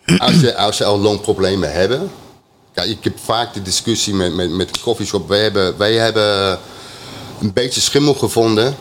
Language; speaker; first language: Dutch; non-native, fluent; English